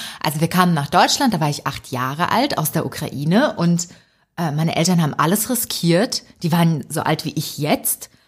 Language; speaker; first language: German; early bilingual, other home language; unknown